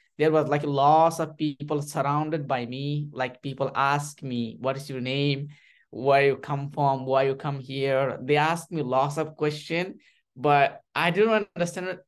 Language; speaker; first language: English; non-native, learner; Rohingya